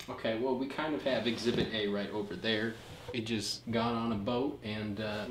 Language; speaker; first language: English; native; English